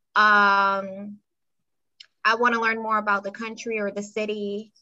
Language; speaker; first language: English; non-native, fluent; Spanish